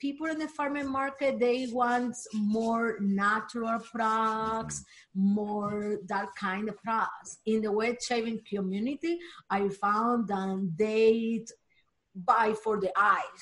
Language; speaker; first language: English; non-native, learner; Spanish